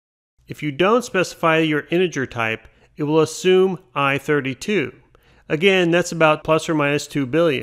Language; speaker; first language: English; native; English